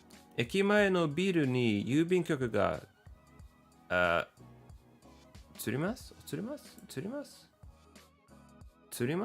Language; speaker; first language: Japanese; non-native, learner; English